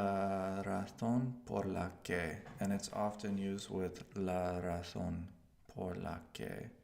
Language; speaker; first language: Spanish; non-native, learner; English